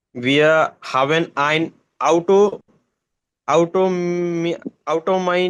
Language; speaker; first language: German; non-native, learner; Bangla